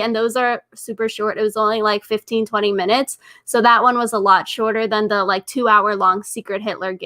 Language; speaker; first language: English; native; English